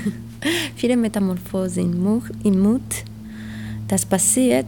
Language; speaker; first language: German; non-native, learner; Italian